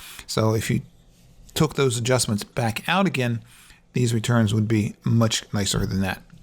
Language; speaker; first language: English; native; English